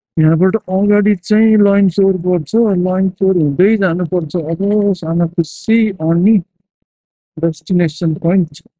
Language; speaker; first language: Nepali; native; Nepali